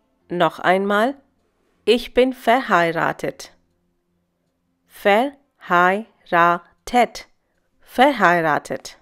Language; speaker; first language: German; non-native, fluent; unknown